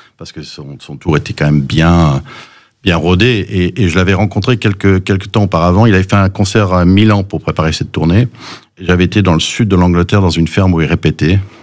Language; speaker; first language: French; early bilingual, other home language; English